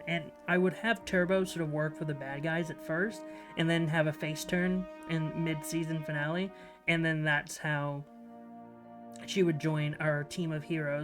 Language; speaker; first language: English; native; English